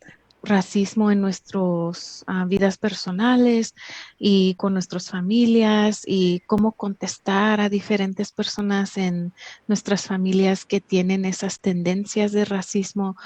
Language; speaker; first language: Spanish; early bilingual, heritage; English